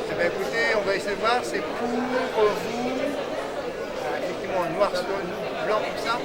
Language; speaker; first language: French; native; French